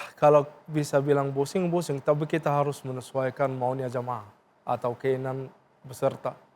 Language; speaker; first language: Indonesian; non-native, fluent; Arabic